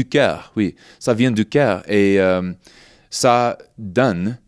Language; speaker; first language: French; non-native, fluent; English